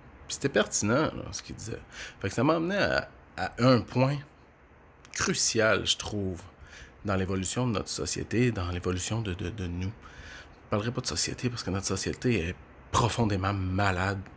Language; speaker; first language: French; native; French